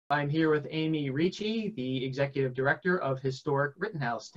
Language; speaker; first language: English; native; English